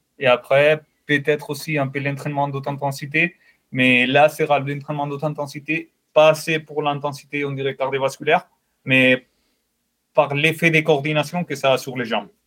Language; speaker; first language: French; non-native, fluent; Spanish